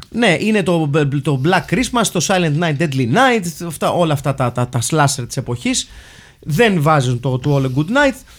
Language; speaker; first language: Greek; early bilingual, heritage; Greek